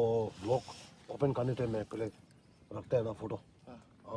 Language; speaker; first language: Hindi; non-native, local second language; Tibetan